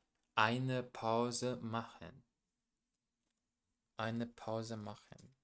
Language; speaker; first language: German; non-native, learner; English